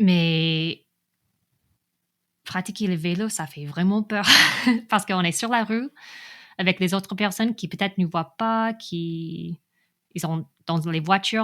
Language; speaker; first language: French; non-native, fluent; English